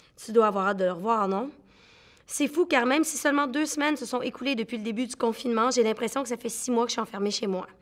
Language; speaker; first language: French; native; French